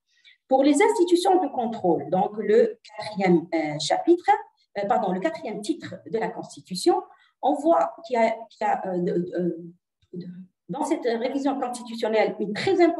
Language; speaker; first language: French; non-native, local second language; Arabic